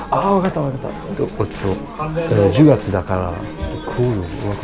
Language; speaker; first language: Japanese; non-native, learner; English